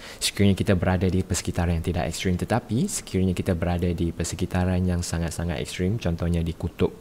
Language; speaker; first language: Malay; native; Malay